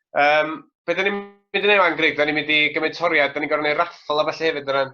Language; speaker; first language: Welsh; native; Welsh